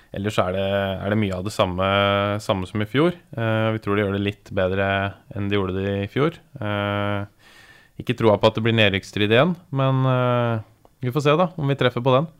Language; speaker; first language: Norwegian; native; Norwegian